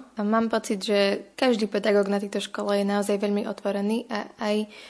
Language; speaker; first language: Slovak; native; Slovak